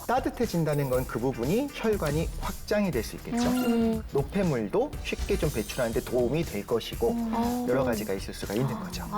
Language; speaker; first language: Korean; native; Korean